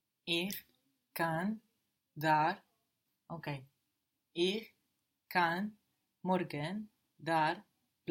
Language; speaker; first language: German; non-native, learner; English